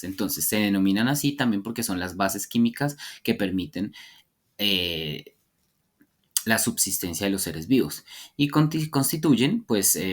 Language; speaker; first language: Spanish; native; Spanish